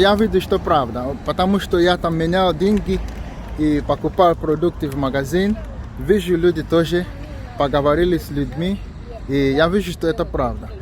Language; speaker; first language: Russian; non-native, learner; English